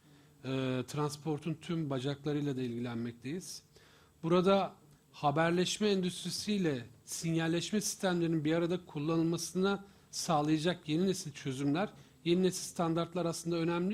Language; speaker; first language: Turkish; native; Turkish